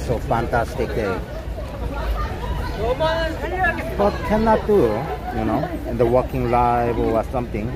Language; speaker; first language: English; non-native, learner; Korean